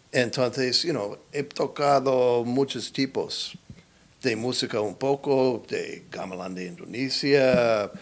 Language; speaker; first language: Spanish; non-native, learner; English